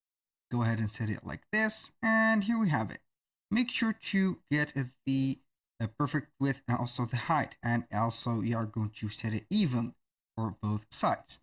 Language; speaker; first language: English; non-native, fluent; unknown